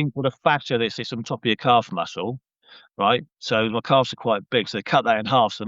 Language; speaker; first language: English; native; English